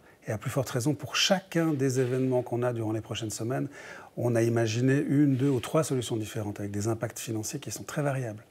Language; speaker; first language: French; native; French